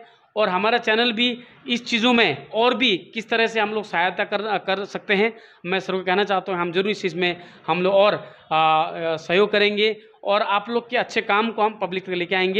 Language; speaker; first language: Hindi; native; Hindi